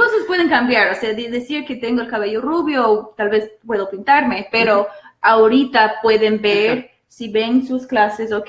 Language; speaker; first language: Spanish; non-native, fluent; English